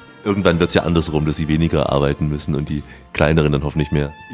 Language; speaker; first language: German; native; German